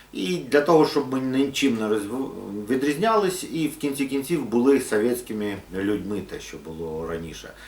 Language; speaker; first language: Ukrainian; non-native, local second language; Russian